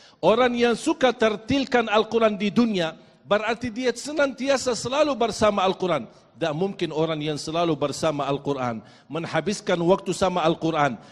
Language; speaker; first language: Malay; non-native, fluent; Arabic